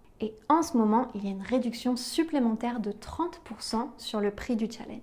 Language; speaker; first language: French; native; French